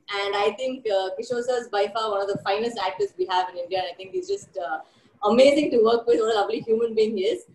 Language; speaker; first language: English; non-native, local second language; Tamil